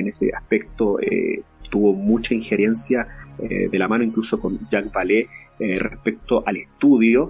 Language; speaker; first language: Spanish; native; Spanish